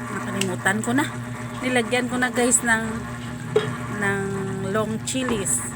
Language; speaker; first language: Filipino; non-native, local second language; Hiligaynon